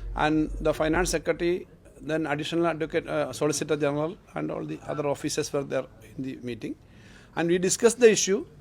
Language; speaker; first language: English; non-native, local second language; Malayalam